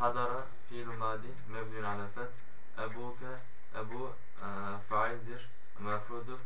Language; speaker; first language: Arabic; non-native, learner; Turkish